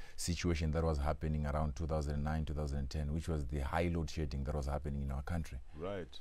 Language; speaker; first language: English; non-native, local second language; Shona